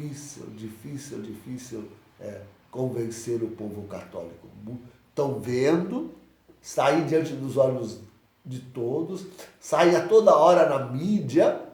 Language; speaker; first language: Portuguese; native; Portuguese